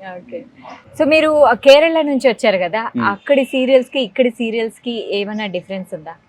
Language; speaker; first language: Telugu; native; Telugu